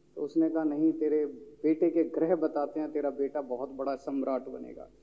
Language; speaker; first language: Hindi; native; Hindi